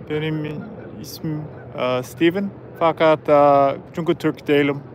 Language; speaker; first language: Turkish; non-native, learner; English